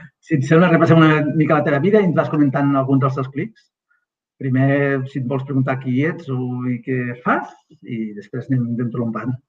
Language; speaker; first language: Catalan; native; Catalan